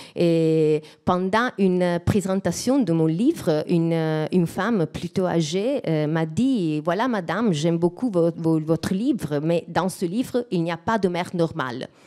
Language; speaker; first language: French; non-native, fluent; Italian